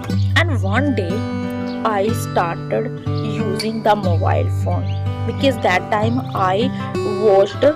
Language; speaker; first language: English; non-native, learner; Hindi